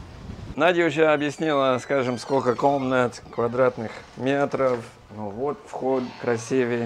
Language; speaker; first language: Russian; non-native, learner; English